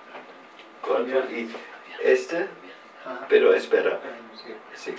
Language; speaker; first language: Spanish; non-native, learner; German